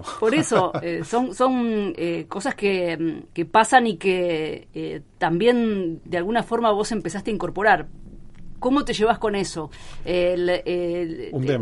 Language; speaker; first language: Spanish; native; Spanish